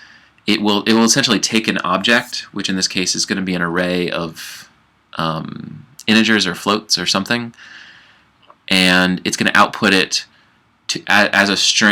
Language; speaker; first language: English; native; English